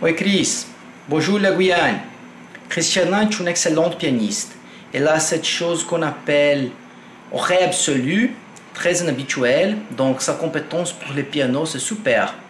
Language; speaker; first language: French; non-native, fluent; Portuguese